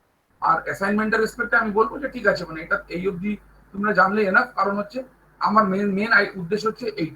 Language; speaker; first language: Bangla; native; Bangla